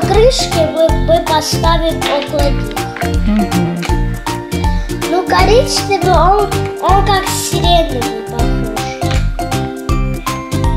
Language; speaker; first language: Russian; early bilingual, heritage; Russian